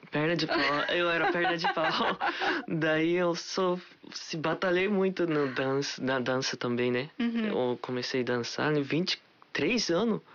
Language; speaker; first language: Portuguese; early bilingual, heritage; Japanese